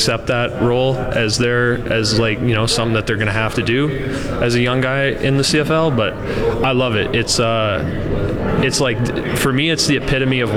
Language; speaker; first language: English; native; English